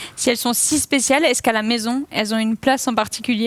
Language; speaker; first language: French; native; French